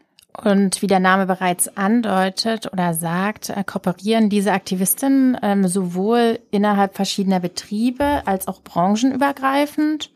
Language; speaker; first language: German; native; German